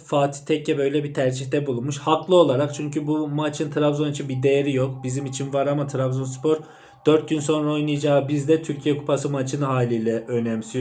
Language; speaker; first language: Turkish; native; Turkish